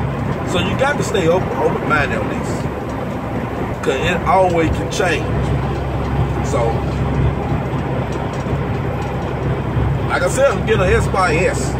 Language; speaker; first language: English; native; English